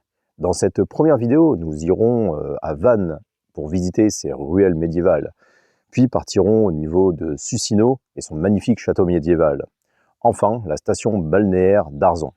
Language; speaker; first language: French; native; French